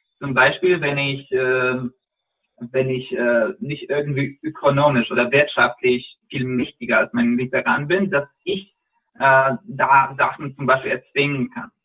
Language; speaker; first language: German; non-native, fluent; Polish